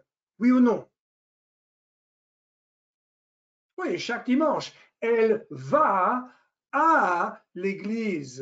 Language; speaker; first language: French; non-native, fluent; English